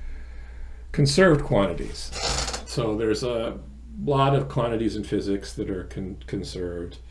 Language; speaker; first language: English; native; English